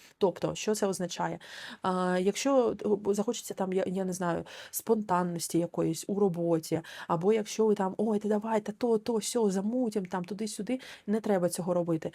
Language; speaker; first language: Ukrainian; non-native, local second language; Russian